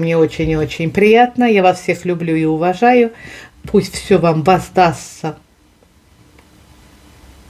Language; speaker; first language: Russian; native; Russian